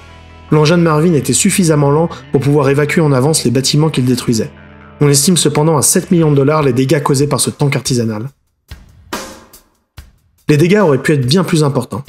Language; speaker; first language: French; native; French